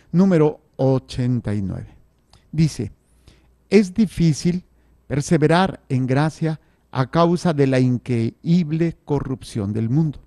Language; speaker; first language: Spanish; native; Spanish